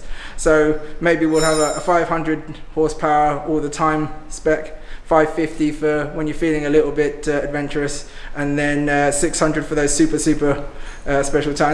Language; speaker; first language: English; native; English